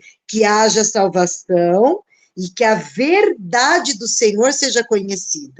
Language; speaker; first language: Portuguese; native; Portuguese